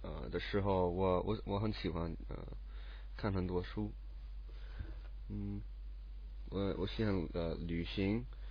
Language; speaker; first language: Chinese; non-native, learner; English